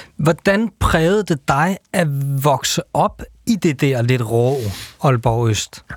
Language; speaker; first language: Danish; native; Danish